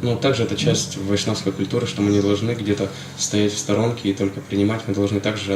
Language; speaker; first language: Russian; native; Russian